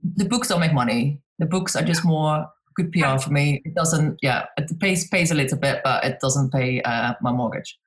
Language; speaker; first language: English; non-native, fluent; Dutch